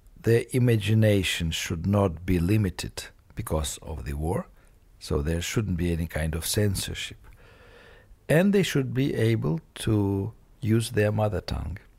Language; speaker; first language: English; non-native, fluent; Russian